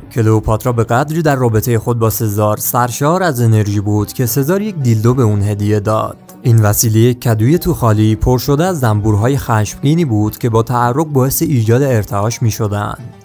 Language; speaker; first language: Persian; native; Persian